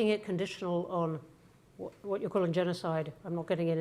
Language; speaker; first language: English; native; English